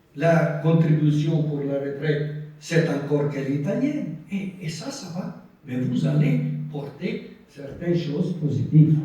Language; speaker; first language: French; non-native, local second language; Italian